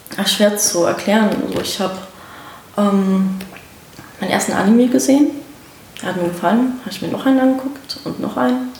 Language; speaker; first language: German; early bilingual, other home language; Russian